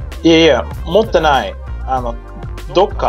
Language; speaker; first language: Japanese; non-native, fluent; English